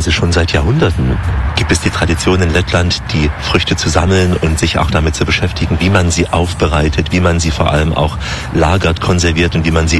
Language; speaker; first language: German; native; German